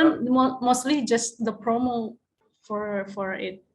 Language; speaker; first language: English; non-native, learner; Indonesian